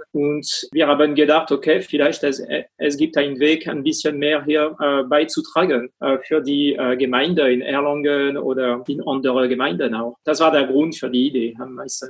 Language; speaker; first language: German; non-native, fluent; French